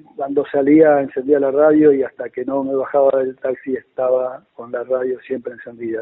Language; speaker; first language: Spanish; native; Spanish